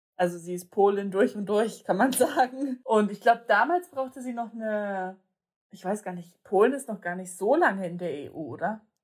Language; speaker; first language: German; early bilingual, other home language; Polish